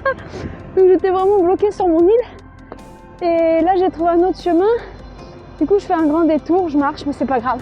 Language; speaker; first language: French; native; French